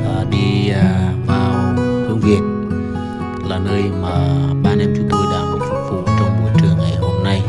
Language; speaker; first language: Vietnamese; non-native, local second language; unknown